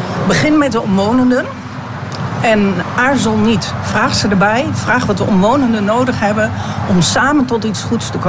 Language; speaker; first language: Dutch; native; Dutch